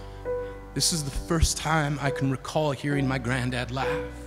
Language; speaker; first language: English; native; English